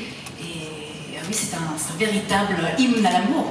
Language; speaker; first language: French; native; French